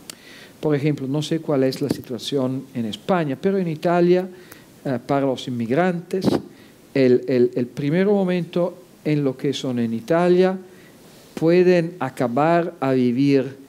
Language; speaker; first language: Spanish; non-native, fluent; Italian